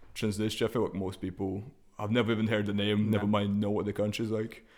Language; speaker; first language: English; early bilingual, other home language; Russian